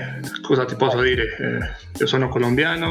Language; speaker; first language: Italian; non-native, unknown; Spanish